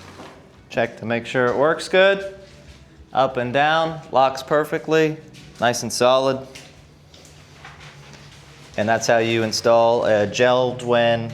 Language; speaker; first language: English; native; English